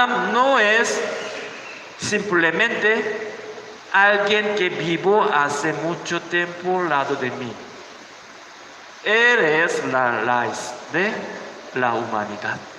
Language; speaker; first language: Spanish; non-native, learner; Korean